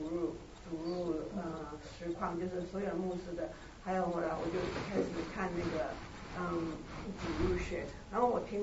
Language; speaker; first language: Chinese; native; Chinese